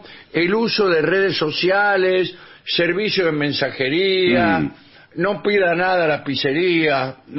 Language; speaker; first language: Spanish; native; Spanish